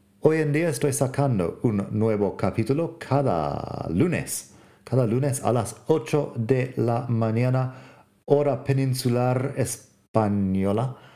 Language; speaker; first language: Spanish; non-native, fluent; English